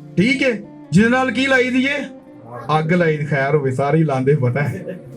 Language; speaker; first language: Urdu; non-native, local second language; Punjabi